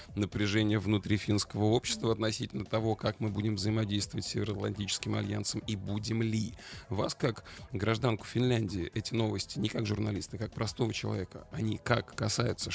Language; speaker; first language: Russian; native; Russian